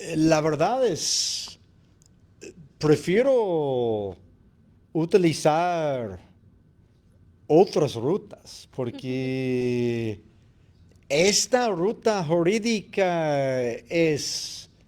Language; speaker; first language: Spanish; non-native, fluent; English